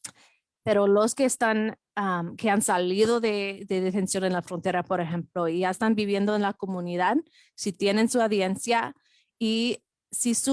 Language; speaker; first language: Spanish; non-native, fluent; English